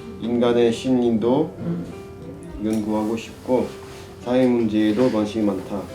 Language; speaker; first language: Korean; non-native, learner; Russian